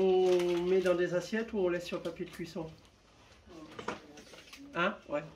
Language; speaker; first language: French; native; French